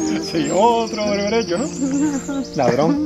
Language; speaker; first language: Spanish; native; Spanish